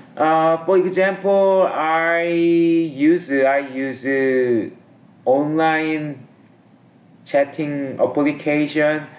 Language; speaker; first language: English; non-native, learner; Korean